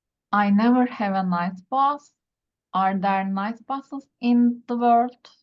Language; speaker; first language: English; non-native, learner; Turkish